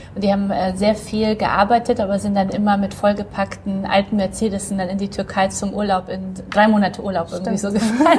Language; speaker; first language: German; early bilingual, other home language; Polish